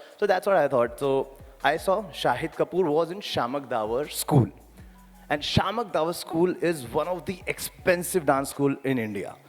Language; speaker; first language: Hindi; native; Hindi